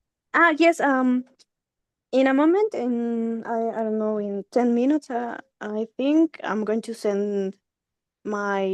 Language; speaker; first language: English; non-native, learner; Spanish